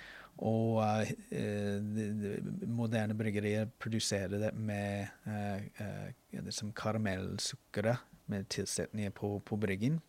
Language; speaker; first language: Norwegian; non-native, fluent; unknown